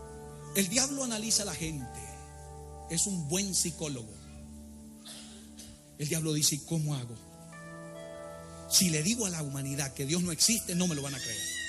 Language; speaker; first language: Spanish; native; Spanish